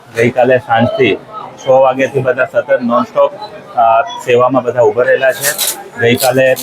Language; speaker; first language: Gujarati; non-native, local second language; Sindhi